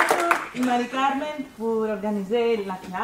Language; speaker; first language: French; non-native, learner; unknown